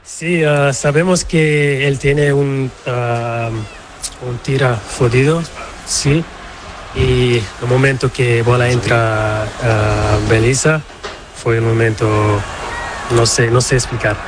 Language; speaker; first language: Spanish; non-native, learner; Portuguese